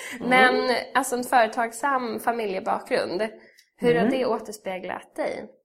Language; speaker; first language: Swedish; native; Swedish